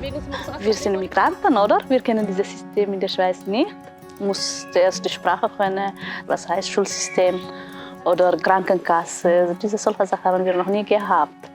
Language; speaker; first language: German; non-native, fluent; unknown